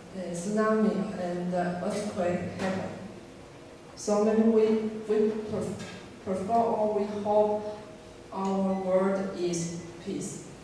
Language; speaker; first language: English; non-native, learner; Chinese